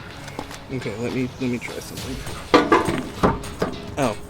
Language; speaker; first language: English; native; English